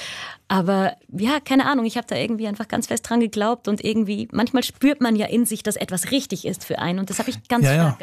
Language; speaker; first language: German; native; German